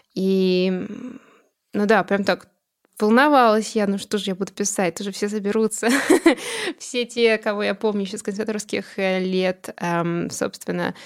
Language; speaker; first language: Russian; native; Russian